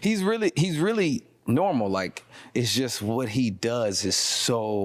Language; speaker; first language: English; native; English